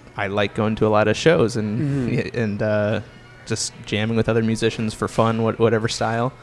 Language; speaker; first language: English; native; English